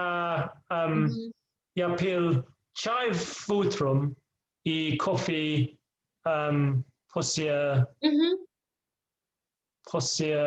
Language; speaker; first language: Russian; non-native, learner; English